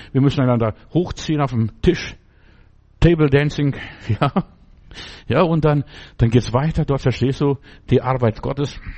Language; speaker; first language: German; early bilingual, other home language; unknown